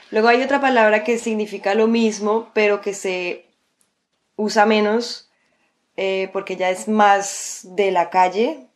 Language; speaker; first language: Spanish; native; Spanish